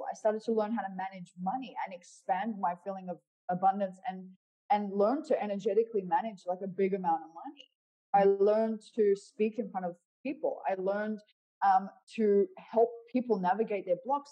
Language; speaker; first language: English; native; English